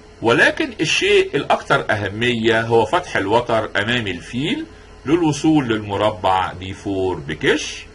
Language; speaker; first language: Arabic; native; Arabic